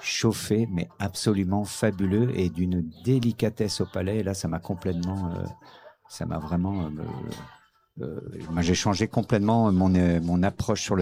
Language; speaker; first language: French; native; French